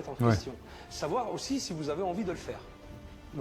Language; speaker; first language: French; native; French